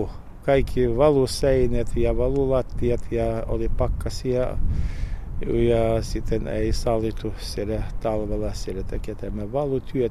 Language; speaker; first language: Finnish; non-native, learner; Russian